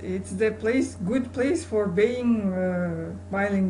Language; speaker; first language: English; non-native, learner; Kazakh